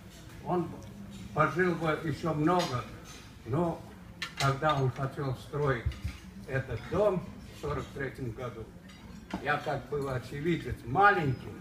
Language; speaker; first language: Russian; non-native, local second language; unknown